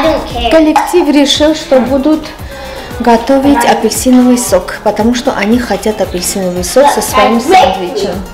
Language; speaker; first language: Russian; non-native, fluent; Armenian